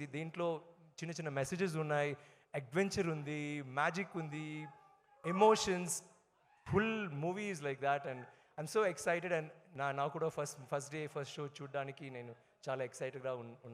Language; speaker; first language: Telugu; non-native, learner; Tamil